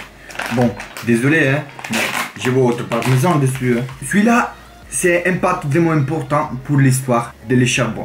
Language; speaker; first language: French; non-native, learner; Italian